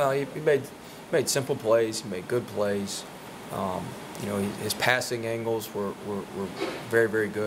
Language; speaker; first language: English; native; English